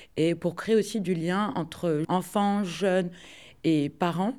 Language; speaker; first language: French; native; French